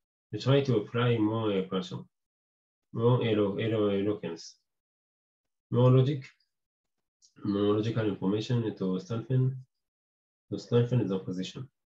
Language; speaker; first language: English; non-native, fluent; Hebrew